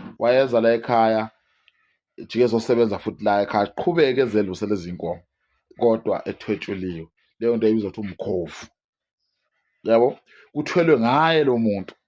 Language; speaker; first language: Zulu; non-native, local second language; Swati